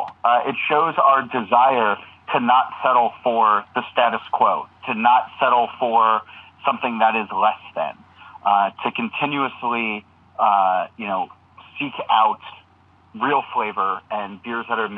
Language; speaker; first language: English; native; English